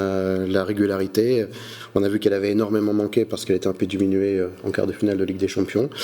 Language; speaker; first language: French; native; French